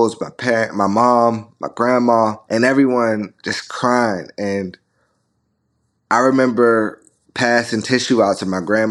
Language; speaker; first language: English; native; English